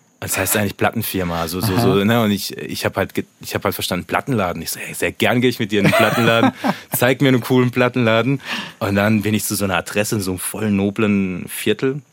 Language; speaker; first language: German; native; German